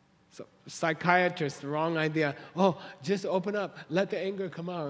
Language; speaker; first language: English; native; English